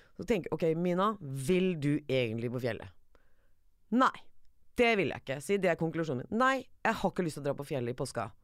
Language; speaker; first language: Norwegian; early bilingual, other home language; Persian